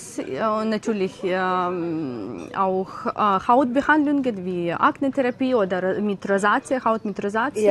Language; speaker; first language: German; non-native, learner; Ukrainian